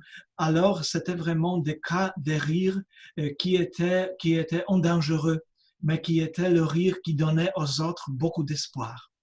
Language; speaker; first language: French; non-native, fluent; Polish